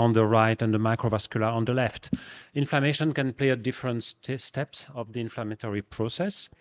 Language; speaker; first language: English; non-native, fluent; French